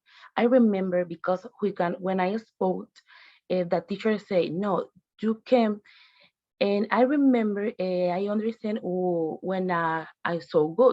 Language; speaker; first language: English; non-native, learner; Spanish